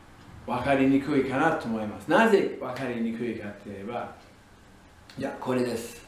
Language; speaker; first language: Japanese; non-native, fluent; English